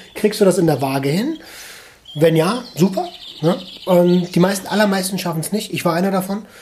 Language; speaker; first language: German; native; German